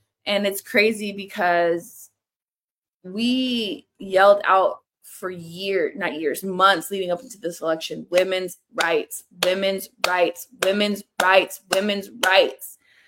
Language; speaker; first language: English; early bilingual, other home language; Spanish